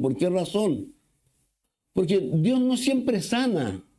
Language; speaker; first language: Spanish; native; Spanish